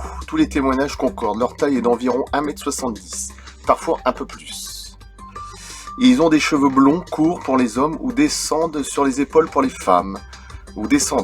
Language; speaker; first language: French; native; French